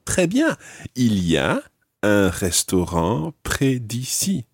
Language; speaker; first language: French; non-native, fluent; English